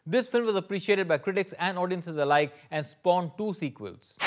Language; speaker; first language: Hindi; native; Hindi